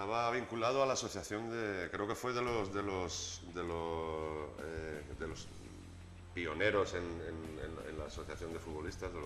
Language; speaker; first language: Spanish; native; Spanish